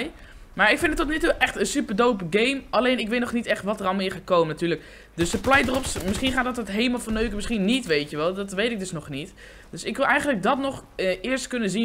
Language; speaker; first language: Dutch; native; Dutch